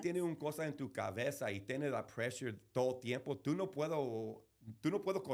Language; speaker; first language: Spanish; early bilingual, heritage; English